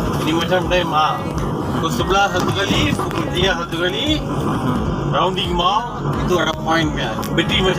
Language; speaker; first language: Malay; non-native, learner; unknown